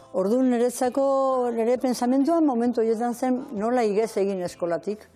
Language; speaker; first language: Basque; native; Basque